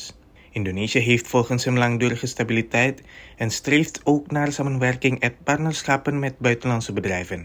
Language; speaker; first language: Dutch; non-native, fluent; Indonesian